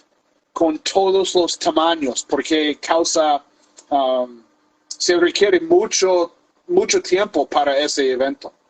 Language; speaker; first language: Spanish; non-native, fluent; English